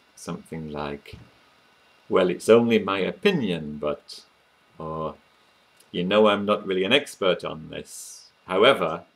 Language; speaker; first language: English; native; English